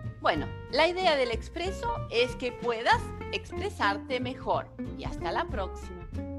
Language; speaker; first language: Spanish; non-native, fluent; Portuguese